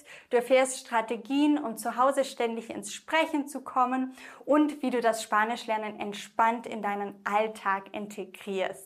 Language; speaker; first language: German; native; German